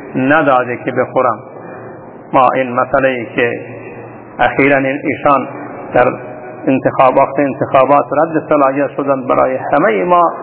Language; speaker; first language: Persian; non-native, local second language; Baluchi